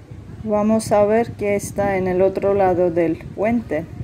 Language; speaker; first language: Spanish; non-native, fluent; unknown